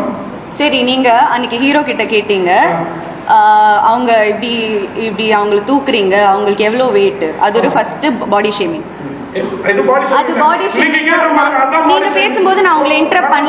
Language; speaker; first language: Tamil; non-native, fluent; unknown